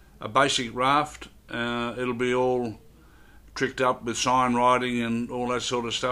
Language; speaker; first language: English; native; English